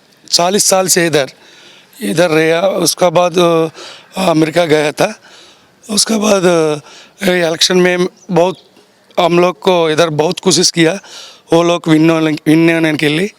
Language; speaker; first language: Hindi; non-native, local second language; Telugu